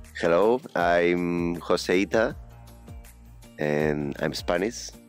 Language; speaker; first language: English; non-native, fluent; Spanish